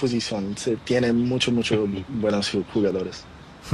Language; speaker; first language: Spanish; non-native, learner; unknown